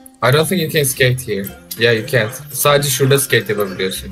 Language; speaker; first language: English; non-native, fluent; Turkish